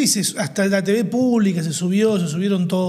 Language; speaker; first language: Spanish; native; Spanish